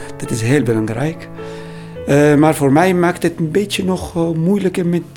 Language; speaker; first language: Dutch; non-native, learner; Arabic